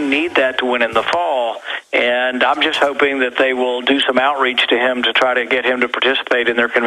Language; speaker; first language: English; native; English